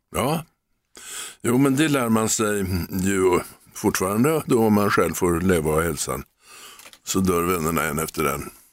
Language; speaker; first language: Swedish; native; Swedish